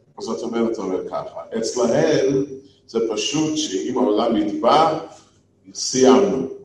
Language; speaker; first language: Hebrew; non-native, fluent; English